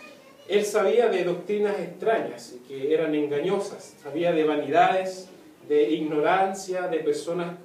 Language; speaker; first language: Spanish; native; Spanish